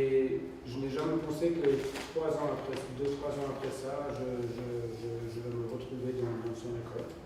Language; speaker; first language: French; non-native, fluent; Serbian